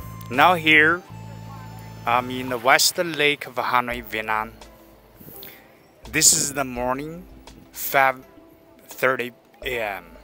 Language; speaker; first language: English; non-native, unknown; Chinese